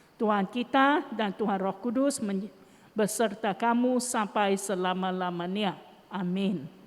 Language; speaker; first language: Malay; non-native, local second language; Chinese